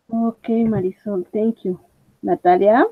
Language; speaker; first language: English; non-native, learner; Spanish